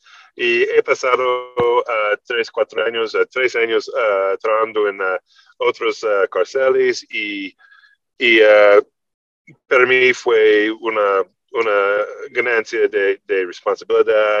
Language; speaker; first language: Spanish; non-native, learner; English